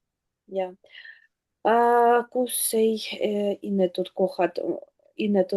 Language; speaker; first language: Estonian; non-native, learner; Russian